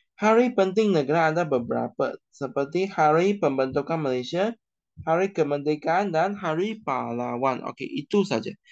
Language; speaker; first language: Malay; non-native, local second language; Chinese